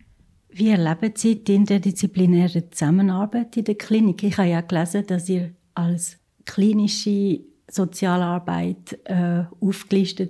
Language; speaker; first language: German; native; German